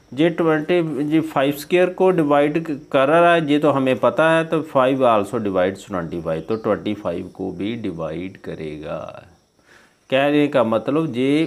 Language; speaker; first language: Hindi; non-native, local second language; Punjabi